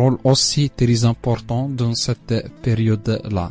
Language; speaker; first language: French; non-native, local second language; Arabic